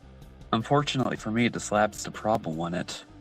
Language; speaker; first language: English; native; English